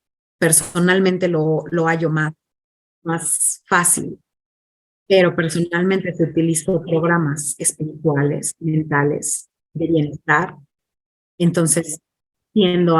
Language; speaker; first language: Spanish; non-native, fluent; English